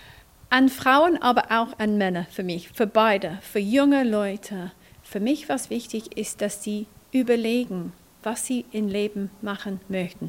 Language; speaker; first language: German; non-native, fluent; English